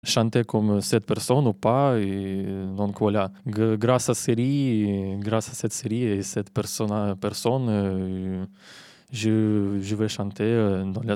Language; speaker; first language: French; non-native, learner; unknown